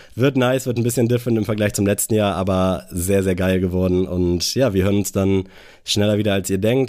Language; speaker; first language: German; native; German